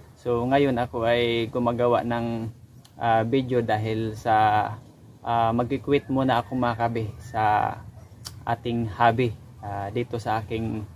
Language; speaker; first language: Filipino; non-native, local second language; Cebuano